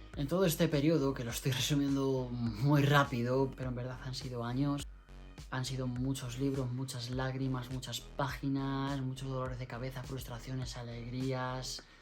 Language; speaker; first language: Spanish; native; Spanish